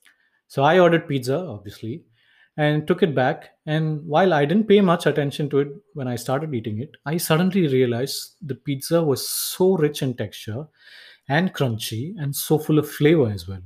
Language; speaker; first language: English; non-native, local second language; Tamil